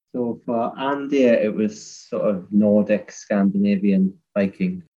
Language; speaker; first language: English; native; English